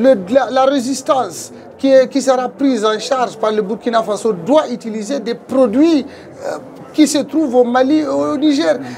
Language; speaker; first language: French; non-native, local second language; Tamasheq